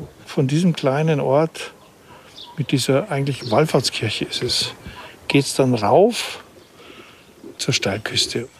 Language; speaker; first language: German; native; German